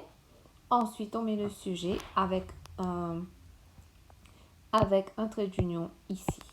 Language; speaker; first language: French; non-native, local second language; Morisyen